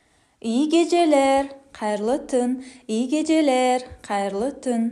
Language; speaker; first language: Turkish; non-native, fluent; Kazakh